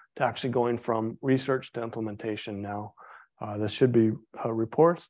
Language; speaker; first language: English; native; English